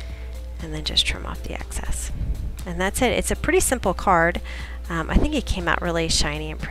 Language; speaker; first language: English; native; English